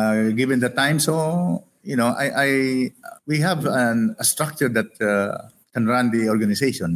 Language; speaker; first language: English; non-native, local second language; Hiligaynon